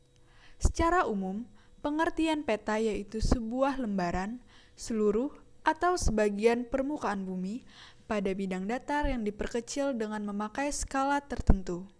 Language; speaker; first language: Indonesian; native; Indonesian